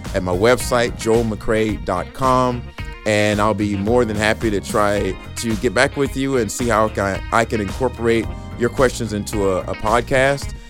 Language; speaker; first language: English; native; English